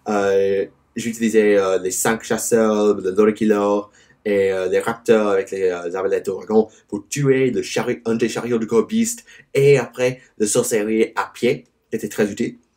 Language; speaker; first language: French; non-native, learner; English